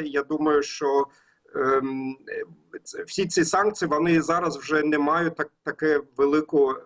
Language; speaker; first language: Ukrainian; non-native, learner; German